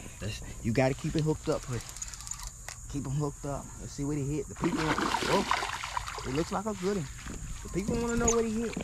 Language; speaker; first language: English; native; English